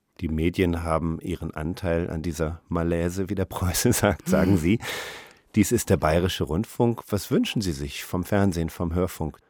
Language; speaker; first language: German; native; German